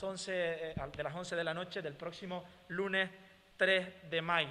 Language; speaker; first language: Spanish; native; Spanish